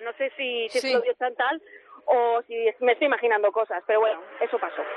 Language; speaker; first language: Spanish; native; Spanish